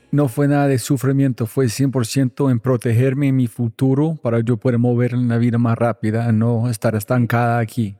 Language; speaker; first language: Spanish; non-native, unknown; English